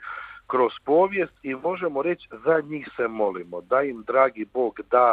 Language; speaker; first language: Croatian; native; Croatian